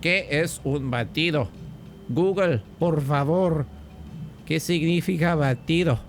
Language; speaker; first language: Spanish; non-native, learner; English